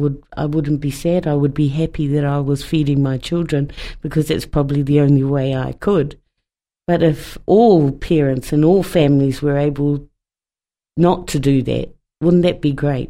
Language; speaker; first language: English; native; English